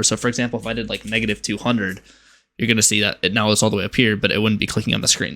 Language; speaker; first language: English; native; English